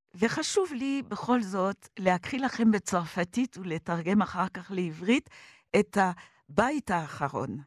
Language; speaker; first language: Hebrew; non-native, fluent; French